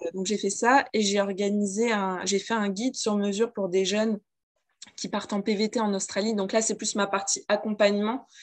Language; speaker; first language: French; native; French